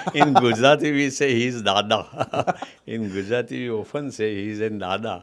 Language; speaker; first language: English; non-native, local second language; Gujarati